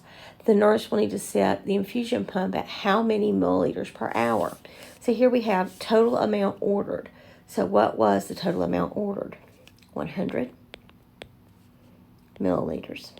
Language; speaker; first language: English; native; English